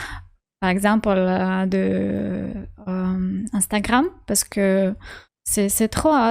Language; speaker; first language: French; non-native, learner; Russian